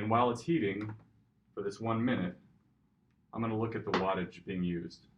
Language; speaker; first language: English; native; English